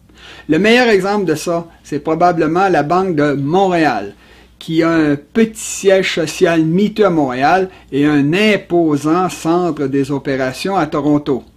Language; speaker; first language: French; native; French